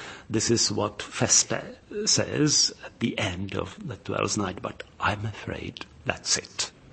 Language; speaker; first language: English; non-native, fluent; Czech